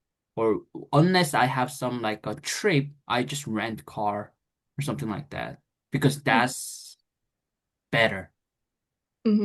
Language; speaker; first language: English; non-native, fluent; Korean